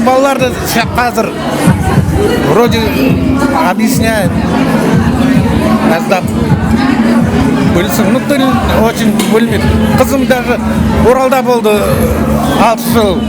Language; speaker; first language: Kazakh; early bilingual, heritage; Kazakh